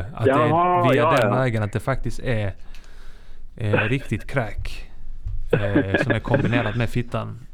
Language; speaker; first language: Swedish; non-native, fluent; Icelandic